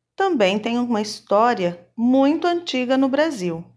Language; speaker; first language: Portuguese; native; Portuguese